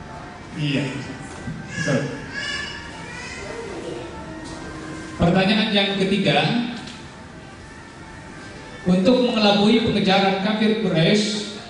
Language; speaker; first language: Indonesian; native; Indonesian